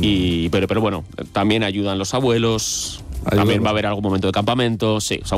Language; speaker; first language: Spanish; native; Spanish